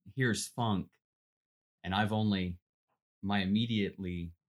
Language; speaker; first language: English; native; English